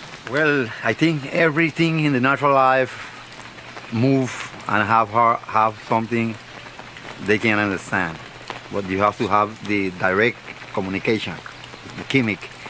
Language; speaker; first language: English; non-native, learner; Spanish